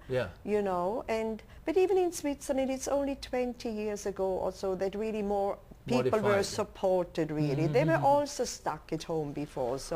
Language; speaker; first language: English; non-native, local second language; German